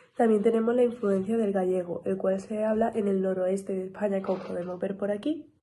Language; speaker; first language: Spanish; native; Spanish